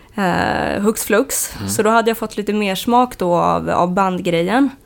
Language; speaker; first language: Swedish; native; Swedish